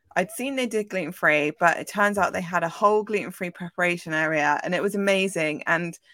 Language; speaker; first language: English; native; English